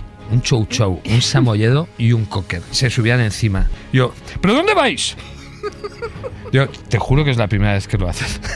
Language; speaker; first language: Spanish; native; Spanish